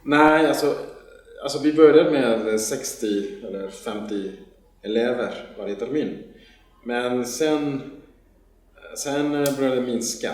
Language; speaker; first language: Swedish; non-native, fluent; Spanish